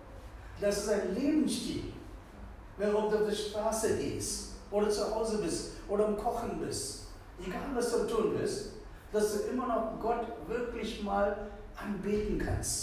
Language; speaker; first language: German; non-native, fluent; Tamil